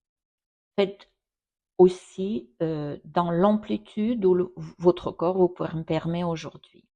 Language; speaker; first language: French; non-native, fluent; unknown